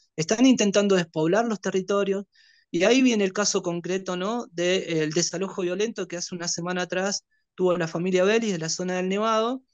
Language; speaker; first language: Spanish; native; Spanish